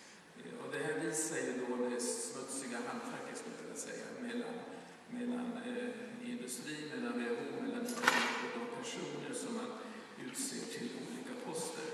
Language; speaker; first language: Swedish; native; Swedish